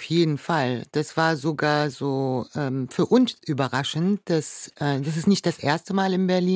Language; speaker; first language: German; non-native, fluent; Arabic